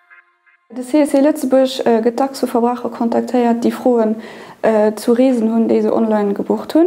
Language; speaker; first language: German; non-native, local second language; Luxembourgish